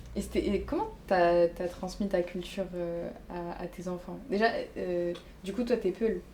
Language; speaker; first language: French; early bilingual, other home language; Arabic